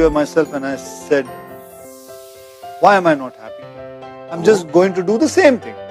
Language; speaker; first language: English; non-native, local second language; Hindi